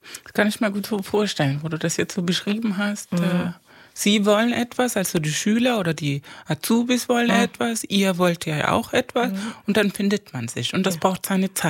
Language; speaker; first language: German; non-native, fluent; Spanish